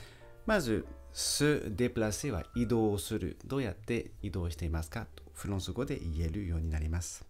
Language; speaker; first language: Japanese; non-native, fluent; French